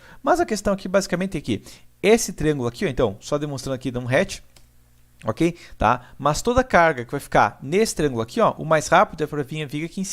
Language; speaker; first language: Portuguese; native; Portuguese